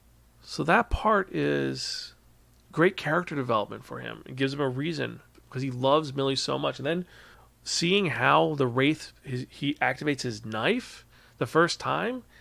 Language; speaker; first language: English; native; English